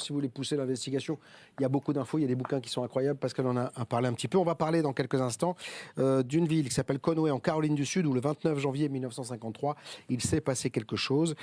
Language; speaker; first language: French; native; French